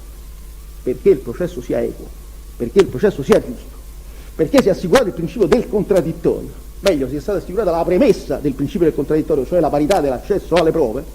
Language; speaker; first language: Italian; native; Italian